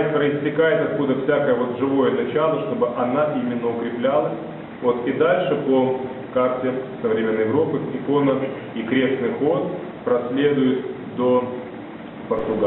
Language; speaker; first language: Russian; native; Russian